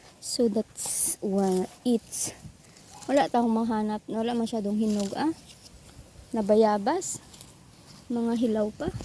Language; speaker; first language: Filipino; non-native, local second language; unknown